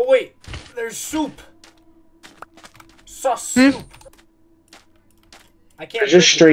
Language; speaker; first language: English; native; English